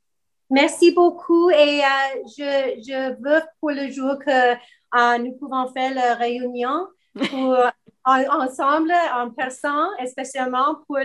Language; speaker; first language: French; non-native, learner; English